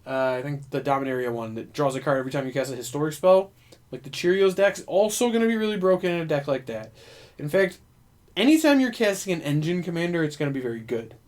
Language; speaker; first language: English; native; English